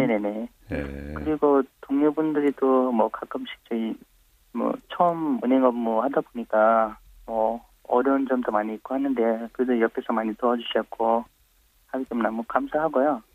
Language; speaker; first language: Korean; non-native, fluent; Nepali